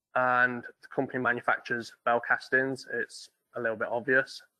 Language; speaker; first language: English; native; English